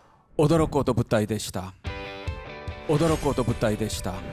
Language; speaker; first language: Japanese; non-native, fluent; Korean